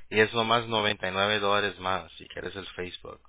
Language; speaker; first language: Spanish; early bilingual, heritage; Spanish